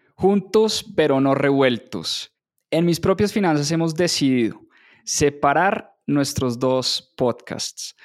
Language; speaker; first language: Spanish; native; Spanish